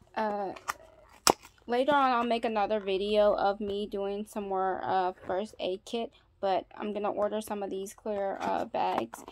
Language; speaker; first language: English; native; English